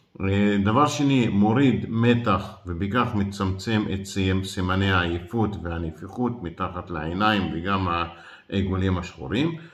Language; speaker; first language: Hebrew; non-native, local second language; Arabic